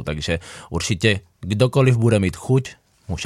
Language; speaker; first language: Czech; non-native, fluent; Spanish